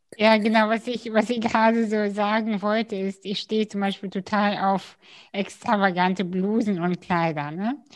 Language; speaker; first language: German; early bilingual, other home language; Russian